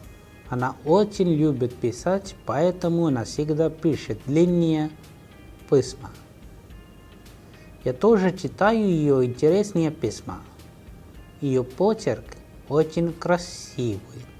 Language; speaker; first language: Russian; non-native, fluent; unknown